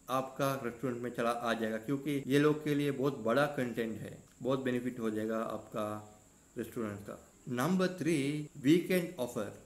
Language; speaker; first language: Hindi; non-native, learner; Sinhala